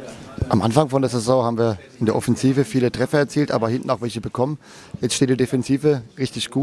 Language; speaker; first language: German; native; German